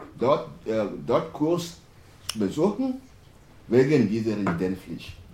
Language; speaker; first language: German; non-native, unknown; French